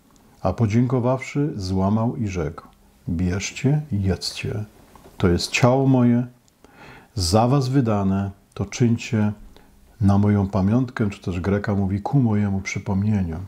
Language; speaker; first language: Polish; native; Polish